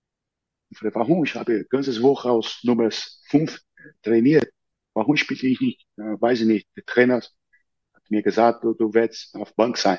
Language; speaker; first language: German; non-native, learner; Portuguese